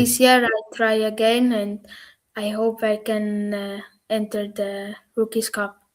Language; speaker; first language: English; non-native, learner; German